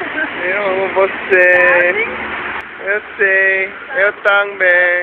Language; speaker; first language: Portuguese; non-native, learner; Korean